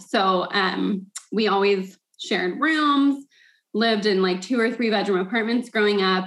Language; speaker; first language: English; native; English